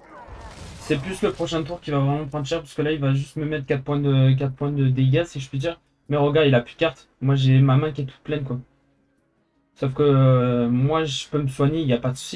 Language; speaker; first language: French; native; French